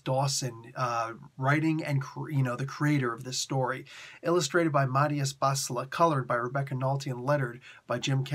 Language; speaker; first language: English; native; English